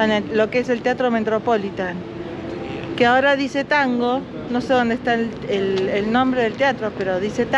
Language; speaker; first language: Spanish; native; Spanish